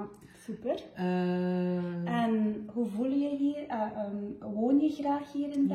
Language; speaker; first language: Dutch; non-native, fluent; Tibetan